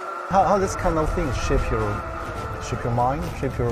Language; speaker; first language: English; non-native, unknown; Chinese